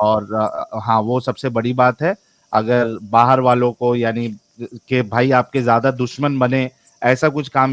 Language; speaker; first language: Hindi; native; Hindi